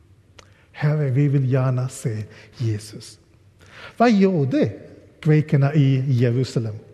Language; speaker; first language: Swedish; non-native, fluent; English